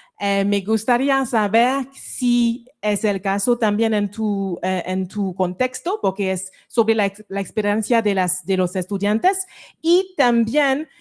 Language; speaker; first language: Spanish; non-native, fluent; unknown